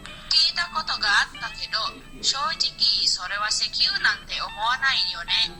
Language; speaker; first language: Japanese; non-native, learner; Indonesian